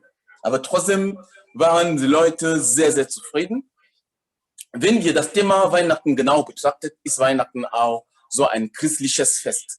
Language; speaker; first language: German; non-native, fluent; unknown